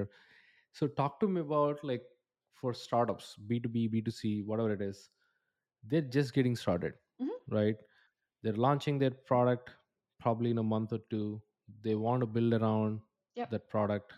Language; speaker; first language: English; non-native, local second language; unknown